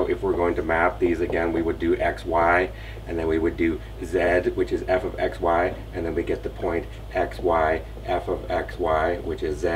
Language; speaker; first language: English; native; English